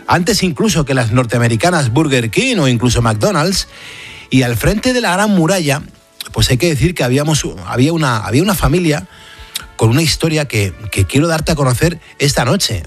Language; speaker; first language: Spanish; native; Spanish